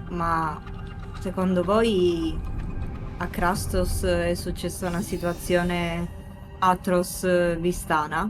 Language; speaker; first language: Italian; native; Italian